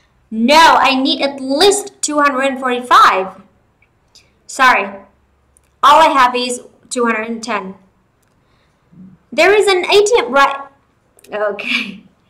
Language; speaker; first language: English; non-native, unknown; Vietnamese